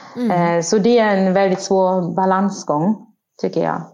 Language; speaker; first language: Swedish; non-native, fluent; German